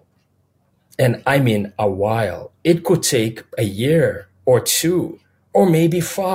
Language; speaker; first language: English; non-native, fluent; Russian